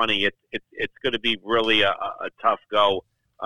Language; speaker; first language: English; native; English